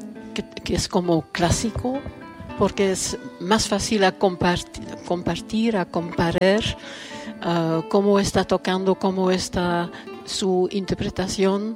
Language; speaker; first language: Spanish; non-native, fluent; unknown